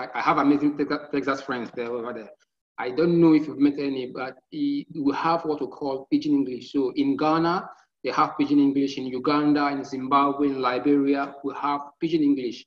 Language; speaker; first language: English; non-native, local second language; Igbo